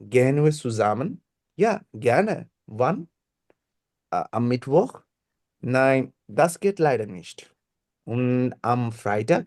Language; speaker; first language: German; non-native, fluent; Bangla